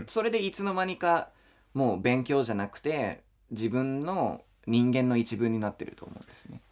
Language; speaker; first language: Japanese; non-native, fluent; English